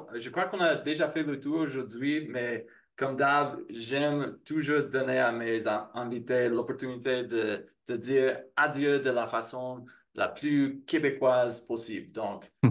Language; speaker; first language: French; non-native, fluent; English